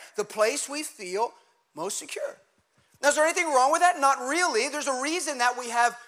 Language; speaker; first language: English; early bilingual, other home language; German